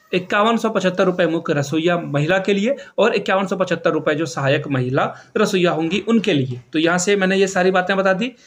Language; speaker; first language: Hindi; native; Hindi